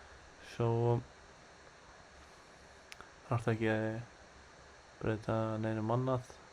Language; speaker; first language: Icelandic; non-native, learner; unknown